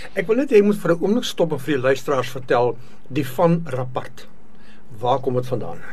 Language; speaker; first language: Afrikaans; native; Afrikaans